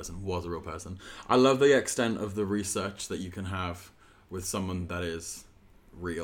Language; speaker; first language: English; native; English